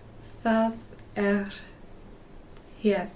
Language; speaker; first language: Icelandic; non-native, learner; English